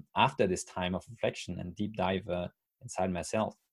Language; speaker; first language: English; non-native, fluent; French